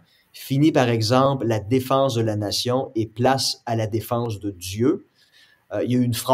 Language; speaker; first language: French; native; French